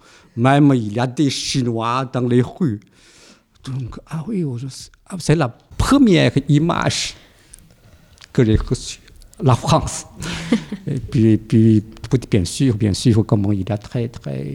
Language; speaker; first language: French; non-native, fluent; Chinese